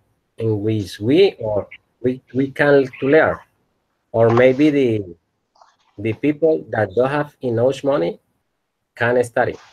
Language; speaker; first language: English; non-native, learner; Spanish